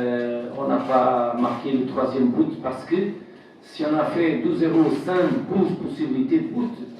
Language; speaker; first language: French; non-native, fluent; Portuguese